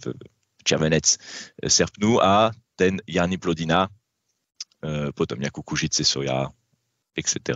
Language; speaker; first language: Czech; non-native, learner; French